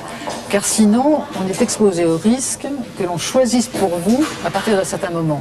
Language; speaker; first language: French; native; French